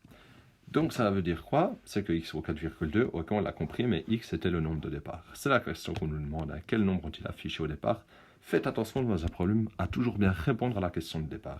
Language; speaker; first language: French; native; French